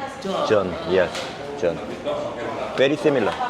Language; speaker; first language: English; non-native, learner; Korean